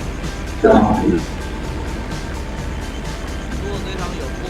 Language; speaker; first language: Chinese; native; Chinese